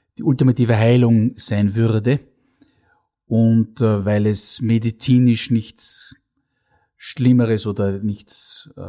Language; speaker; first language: German; native; German